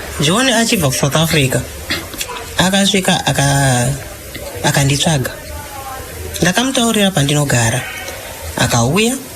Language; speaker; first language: Shona; non-native, fluent; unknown